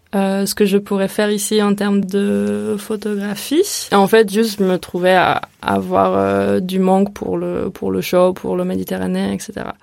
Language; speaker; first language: French; early bilingual, other home language; Hebrew